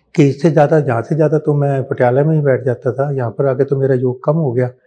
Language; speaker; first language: Hindi; native; Hindi